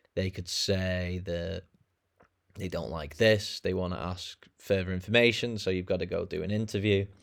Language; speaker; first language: English; native; English